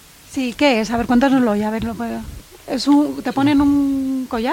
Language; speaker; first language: Spanish; native; Spanish